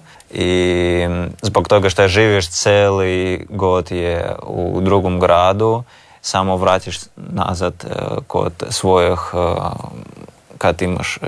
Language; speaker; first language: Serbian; non-native, learner; Russian